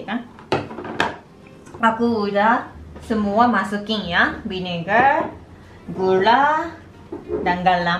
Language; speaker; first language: Indonesian; non-native, learner; Japanese